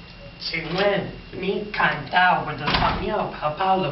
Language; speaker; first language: Chinese; non-native, learner; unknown